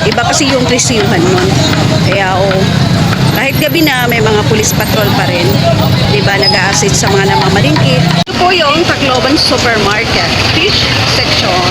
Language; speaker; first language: Filipino; non-native, local second language; Waray